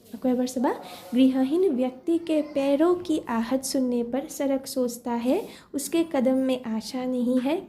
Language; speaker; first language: Hindi; non-native, local second language; Assamese